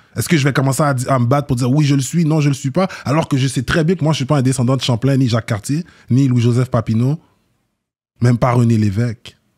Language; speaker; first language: French; early bilingual, other home language; Haitian Creole